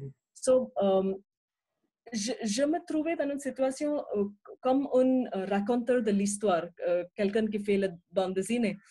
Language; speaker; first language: French; non-native, fluent; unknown